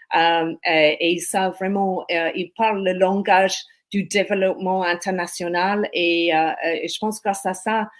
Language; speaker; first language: French; non-native, fluent; English